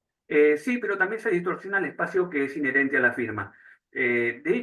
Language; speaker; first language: Spanish; native; Spanish